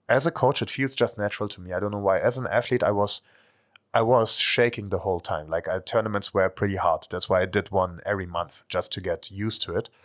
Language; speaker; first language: English; non-native, fluent; German